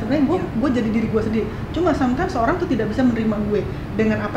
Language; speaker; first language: Indonesian; native; Indonesian